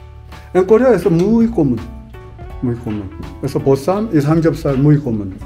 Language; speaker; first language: Spanish; non-native, learner; Korean